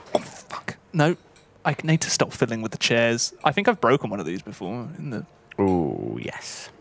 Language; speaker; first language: English; native; English